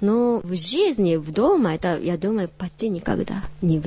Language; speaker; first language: Russian; non-native, learner; Japanese